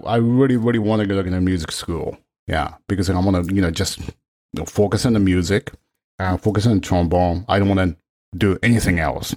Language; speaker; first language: English; non-native, fluent; Japanese